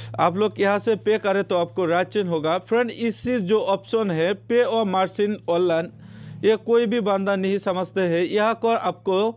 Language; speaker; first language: Hindi; non-native, local second language; Assamese